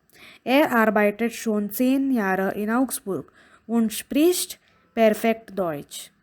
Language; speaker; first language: German; non-native, fluent; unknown